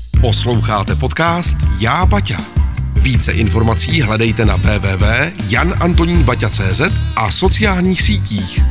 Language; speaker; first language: Czech; native; Czech